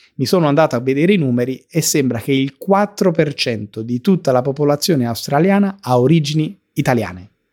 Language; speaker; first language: Italian; native; Italian